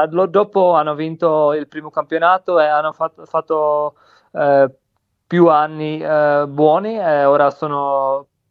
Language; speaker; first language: Italian; non-native, learner; Czech